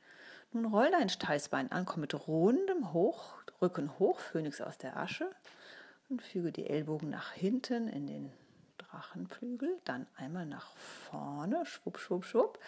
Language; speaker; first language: German; native; German